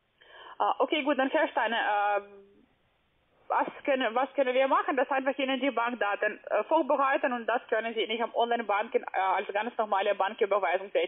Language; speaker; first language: German; non-native, fluent; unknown